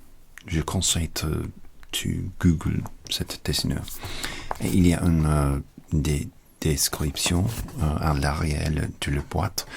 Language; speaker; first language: French; non-native, learner; English